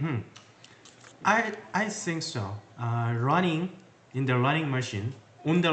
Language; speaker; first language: English; non-native, learner; Korean